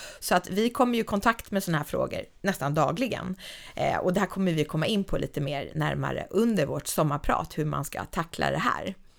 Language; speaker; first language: Swedish; native; Swedish